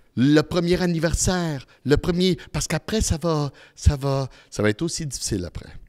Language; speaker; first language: French; early bilingual, other home language; Italian